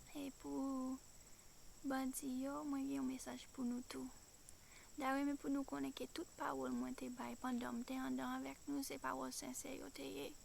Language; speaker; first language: Haitian Creole; non-native, fluent; English